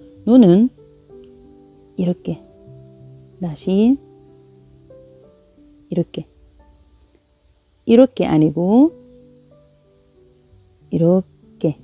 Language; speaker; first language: Korean; non-native, fluent; Arabic